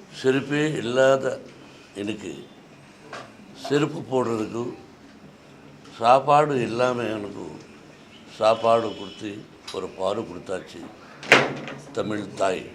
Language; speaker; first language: Tamil; non-native, learner; Telugu